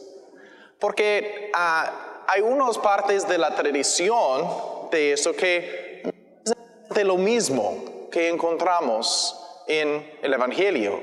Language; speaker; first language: Spanish; non-native, learner; English